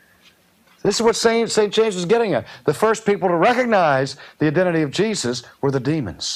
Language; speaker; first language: English; native; English